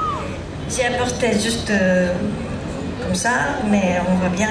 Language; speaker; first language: French; non-native, learner; Japanese